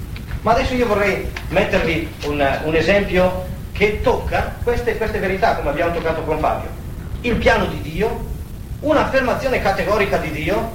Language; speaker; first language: Italian; native; Italian